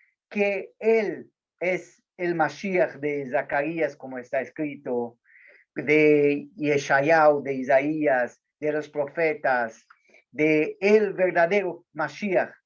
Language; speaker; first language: Spanish; non-native, learner; Portuguese